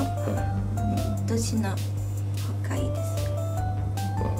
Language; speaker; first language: Japanese; non-native, learner; Chinese